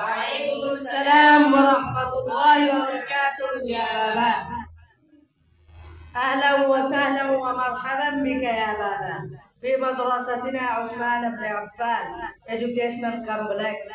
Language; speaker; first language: Arabic; non-native, learner; Urdu